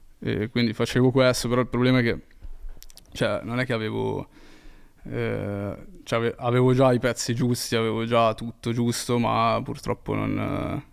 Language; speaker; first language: Italian; native; Italian